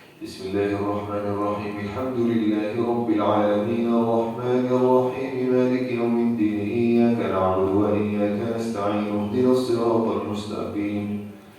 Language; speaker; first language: Indonesian; non-native, fluent; Arabic